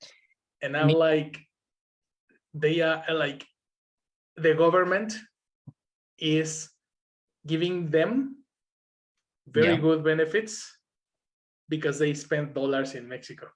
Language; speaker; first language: English; non-native, fluent; Spanish